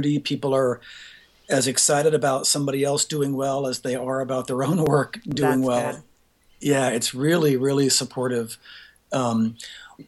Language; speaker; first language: English; native; English